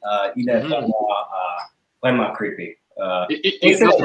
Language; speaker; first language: French; non-native, learner; English